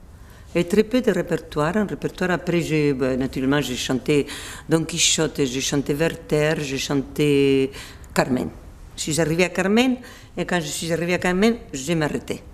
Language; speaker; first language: French; non-native, fluent; Spanish